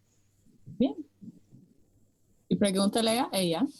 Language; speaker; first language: Spanish; non-native, fluent; English